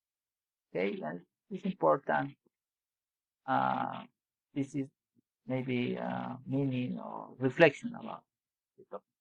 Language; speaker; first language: English; non-native, learner; Spanish